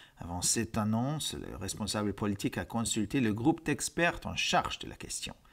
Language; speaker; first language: French; non-native, fluent; Hungarian